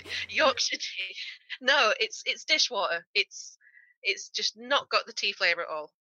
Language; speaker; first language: English; native; English